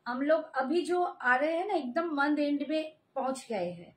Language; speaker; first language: Hindi; non-native, local second language; Bangla